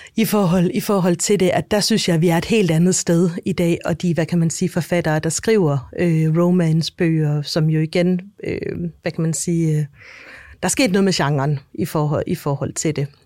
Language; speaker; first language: Danish; native; Danish